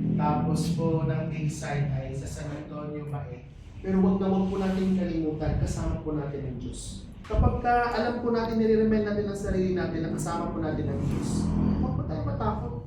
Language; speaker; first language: Filipino; native; Filipino